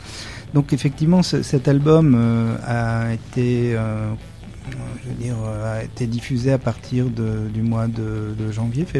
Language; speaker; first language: French; native; French